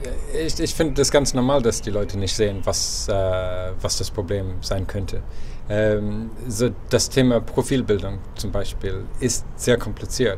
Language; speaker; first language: German; non-native, fluent; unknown